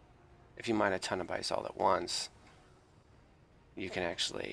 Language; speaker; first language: English; native; English